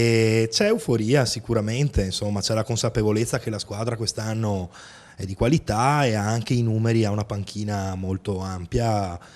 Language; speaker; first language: Italian; native; Italian